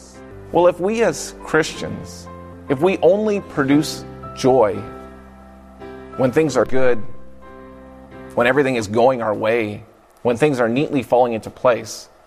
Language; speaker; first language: English; native; English